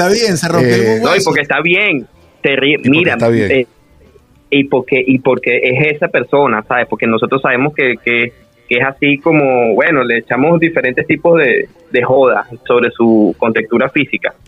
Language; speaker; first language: Spanish; native; Spanish